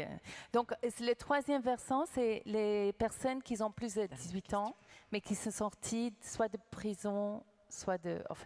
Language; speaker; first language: French; non-native, fluent; English